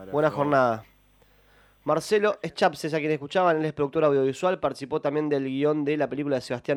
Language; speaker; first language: Spanish; native; Spanish